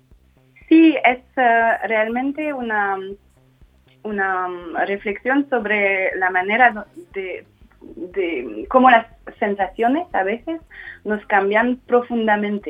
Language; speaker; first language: Spanish; non-native, fluent; French